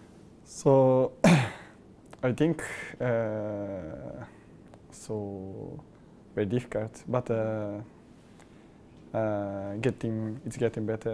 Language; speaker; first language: English; non-native, learner; Japanese